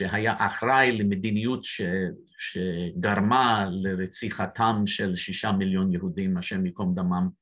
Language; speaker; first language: Hebrew; non-native, fluent; English